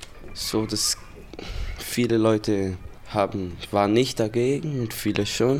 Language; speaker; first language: German; early bilingual, heritage; Portuguese